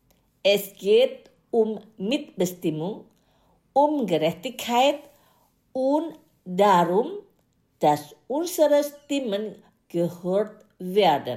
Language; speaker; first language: German; non-native, fluent; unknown